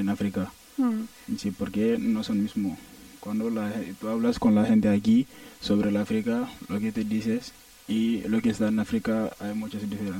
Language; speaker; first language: Spanish; non-native, learner; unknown